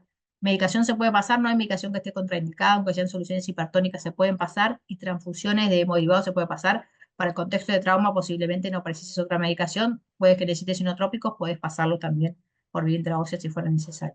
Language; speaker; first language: Spanish; native; Spanish